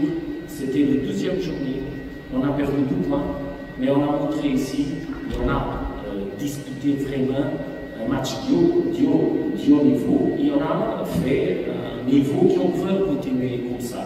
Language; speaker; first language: French; non-native, fluent; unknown